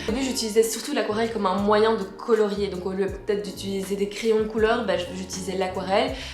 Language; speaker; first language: French; native; French